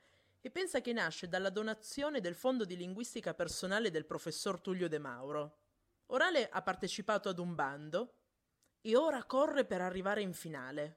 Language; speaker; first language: Italian; native; Italian